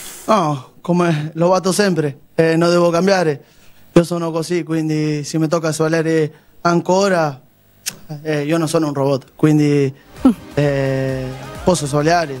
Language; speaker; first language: Italian; non-native, fluent; Spanish